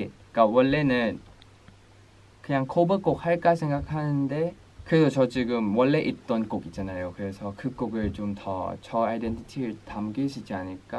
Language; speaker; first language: Korean; non-native, fluent; Thai